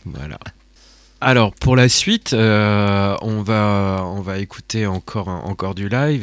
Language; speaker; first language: French; native; French